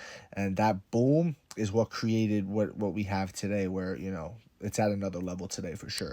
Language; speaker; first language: English; native; English